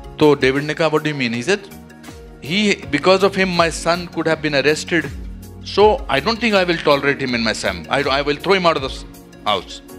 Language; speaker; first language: Hindi; native; Hindi